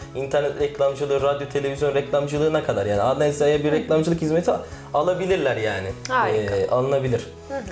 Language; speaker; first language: Turkish; native; Turkish